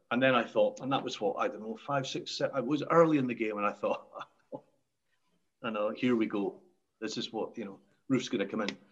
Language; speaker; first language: English; native; English